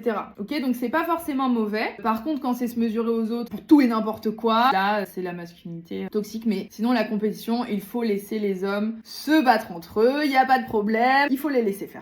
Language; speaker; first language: French; native; French